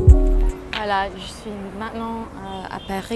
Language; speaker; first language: French; non-native, learner; English